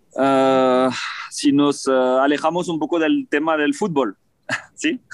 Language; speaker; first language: Spanish; non-native, fluent; French